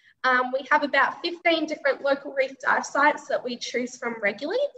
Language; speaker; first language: English; native; English